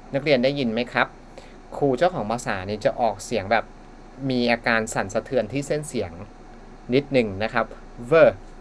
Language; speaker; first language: Thai; native; Thai